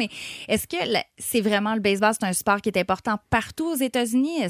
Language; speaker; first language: French; native; French